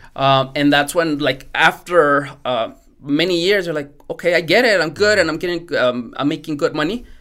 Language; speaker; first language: English; non-native, fluent; Spanish